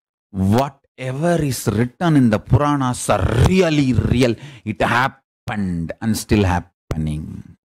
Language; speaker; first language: English; non-native, local second language; Tamil